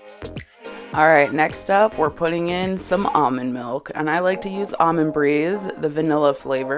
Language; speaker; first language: English; native; English